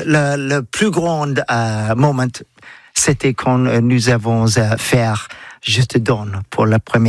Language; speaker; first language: French; non-native, learner; English